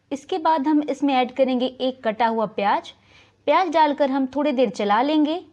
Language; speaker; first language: Hindi; native; Hindi